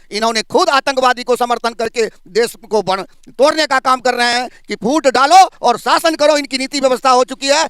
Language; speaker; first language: Hindi; native; Hindi